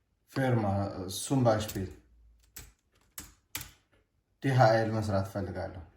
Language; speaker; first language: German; non-native, learner; Amharic